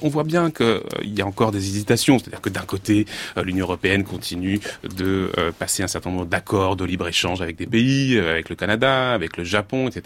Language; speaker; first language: French; native; French